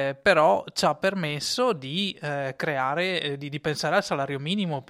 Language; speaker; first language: Italian; native; Italian